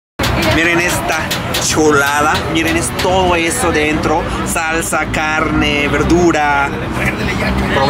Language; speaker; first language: Spanish; non-native, learner; Arabic